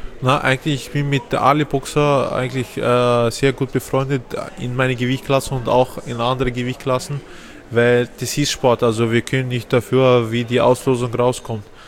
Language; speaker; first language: German; non-native, fluent; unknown